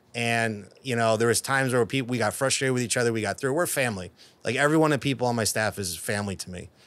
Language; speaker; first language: English; native; English